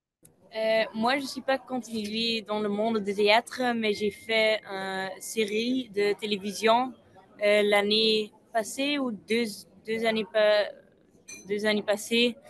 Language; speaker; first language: French; non-native, local second language; Dutch